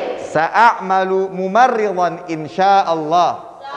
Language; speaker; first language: Arabic; non-native, fluent; Indonesian